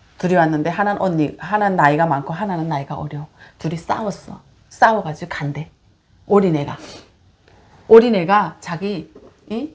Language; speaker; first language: Korean; native; Korean